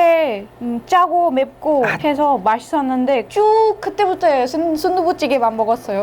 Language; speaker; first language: Korean; non-native, fluent; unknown